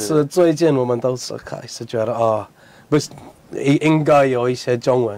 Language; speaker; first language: Chinese; non-native, fluent; English